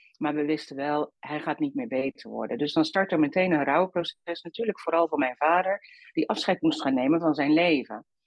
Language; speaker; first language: Dutch; native; Dutch